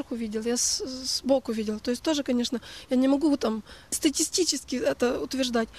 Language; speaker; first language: Russian; non-native, local second language; Ukrainian